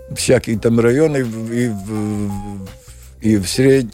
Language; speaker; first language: Russian; non-native, learner; Latvian